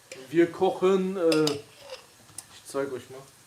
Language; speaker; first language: German; early bilingual, other home language; Kurdish